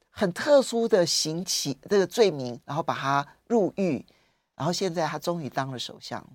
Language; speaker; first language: Chinese; native; Chinese